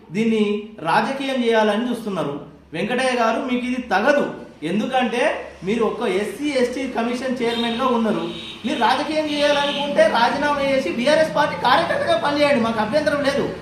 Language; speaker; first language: Telugu; native; Telugu